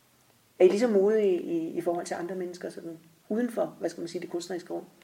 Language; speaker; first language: Danish; native; Danish